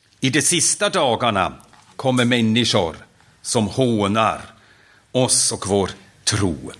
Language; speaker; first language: Swedish; non-native, fluent; German